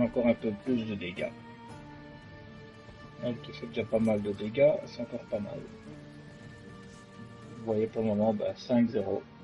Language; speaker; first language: French; native; French